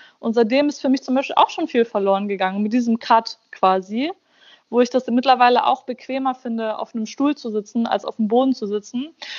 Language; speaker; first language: German; early bilingual, other home language; Persian